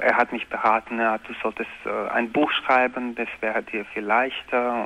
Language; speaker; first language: German; non-native, learner; Croatian